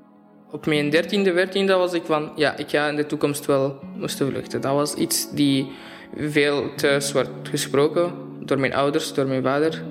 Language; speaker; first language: Dutch; non-native, fluent; Arabic